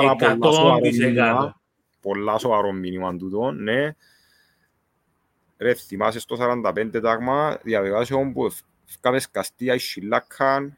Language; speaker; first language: Greek; native; Greek